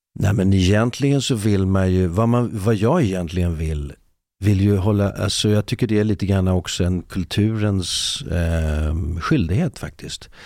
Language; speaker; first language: Swedish; native; Swedish